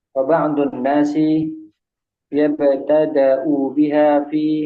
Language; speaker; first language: Arabic; non-native, learner; Indonesian